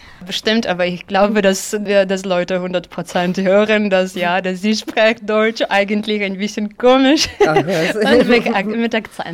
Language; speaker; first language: German; non-native, learner; Ukrainian